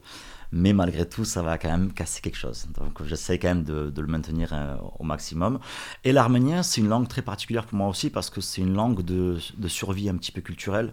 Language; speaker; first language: French; early bilingual, other home language; Russian